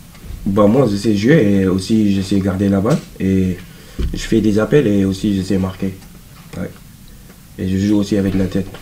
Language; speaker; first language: French; non-native, local second language; Wolof